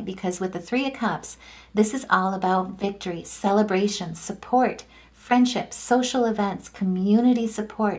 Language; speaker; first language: English; native; English